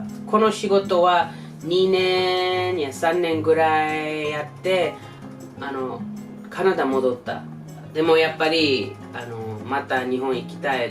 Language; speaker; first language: Japanese; non-native, learner; English